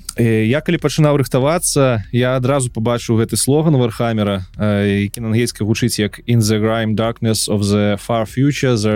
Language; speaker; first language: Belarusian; non-native, local second language; Russian